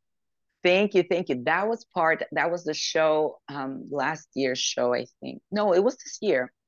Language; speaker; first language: English; non-native, fluent; Ukrainian